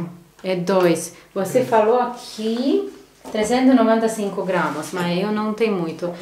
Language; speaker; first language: Portuguese; non-native, learner; Bosnian